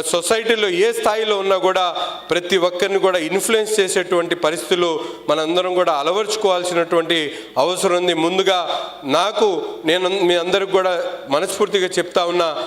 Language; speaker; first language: Telugu; non-native, local second language; Urdu